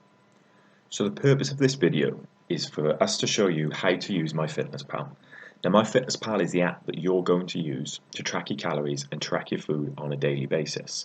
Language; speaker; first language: English; native; English